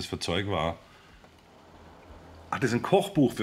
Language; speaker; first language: German; native; German